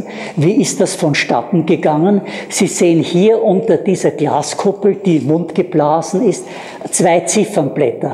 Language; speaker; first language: German; native; German